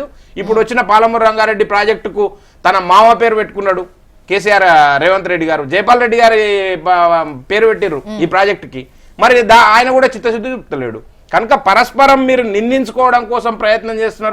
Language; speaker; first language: Telugu; native; Telugu